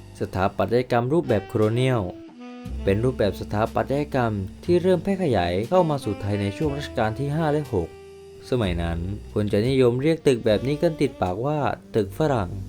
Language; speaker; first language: Thai; native; Thai